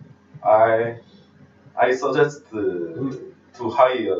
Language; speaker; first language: English; non-native, learner; Korean